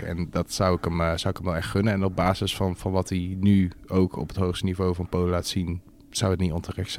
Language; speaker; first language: Dutch; native; Dutch